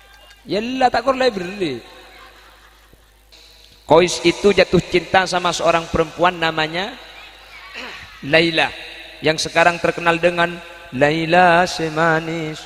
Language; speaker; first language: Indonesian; non-native, local second language; Madurese